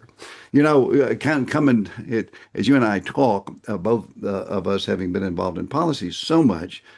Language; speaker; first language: English; native; English